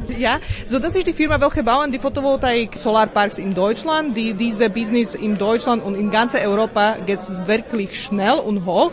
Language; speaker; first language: German; non-native, learner; Slovak